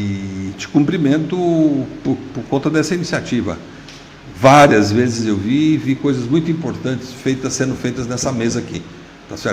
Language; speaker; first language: Portuguese; native; Portuguese